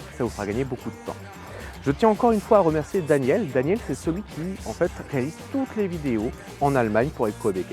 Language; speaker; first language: French; native; French